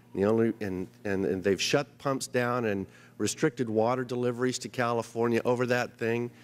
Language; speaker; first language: English; native; English